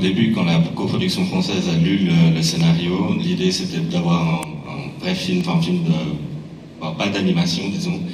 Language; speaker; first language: French; native; French